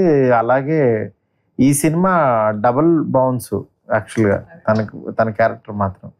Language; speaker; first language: Telugu; native; Telugu